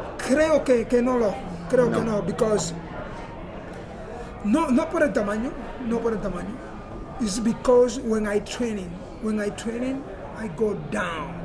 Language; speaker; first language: English; non-native, learner; Spanish